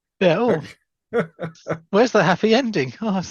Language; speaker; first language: English; native; English